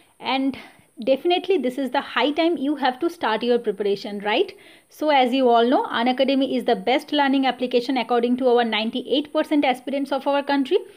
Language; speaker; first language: English; non-native, local second language; Bangla